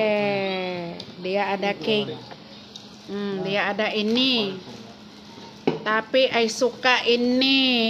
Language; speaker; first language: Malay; non-native, learner; Cebuano